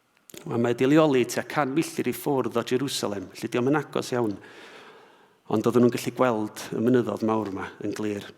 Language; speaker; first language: Welsh; native; Welsh